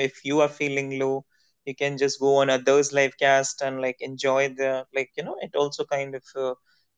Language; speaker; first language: English; non-native, local second language; Hindi